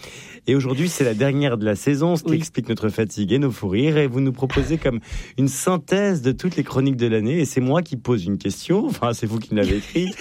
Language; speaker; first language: French; native; French